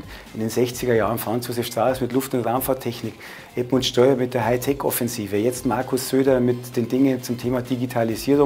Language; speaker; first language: German; native; German